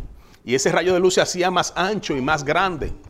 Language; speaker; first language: Spanish; native; Spanish